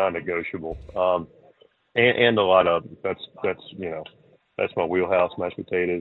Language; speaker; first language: English; native; English